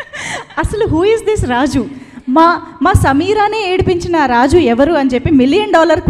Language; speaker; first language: Telugu; native; Telugu